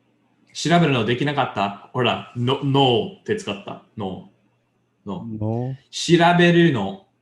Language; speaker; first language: Japanese; non-native, learner; English